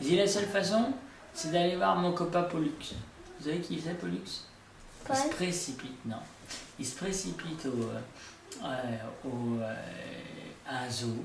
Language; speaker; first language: French; native; French